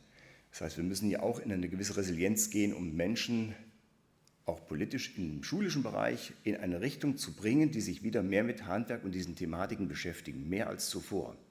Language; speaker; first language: German; native; German